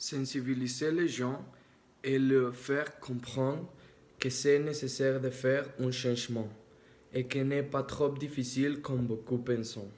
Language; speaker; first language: French; non-native, learner; Spanish